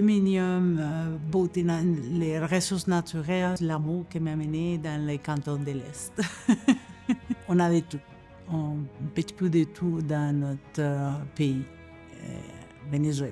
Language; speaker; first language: French; non-native, fluent; Spanish